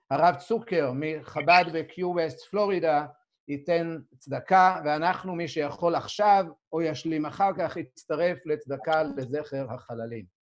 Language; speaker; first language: Hebrew; native; Hebrew